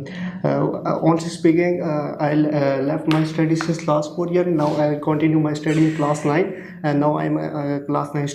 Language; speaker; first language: English; non-native, learner; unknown